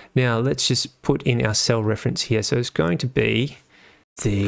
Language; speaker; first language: English; native; English